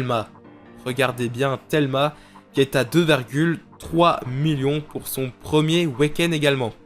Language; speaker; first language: French; native; French